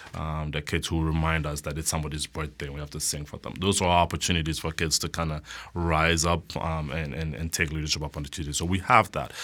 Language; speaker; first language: English; non-native, local second language; Akan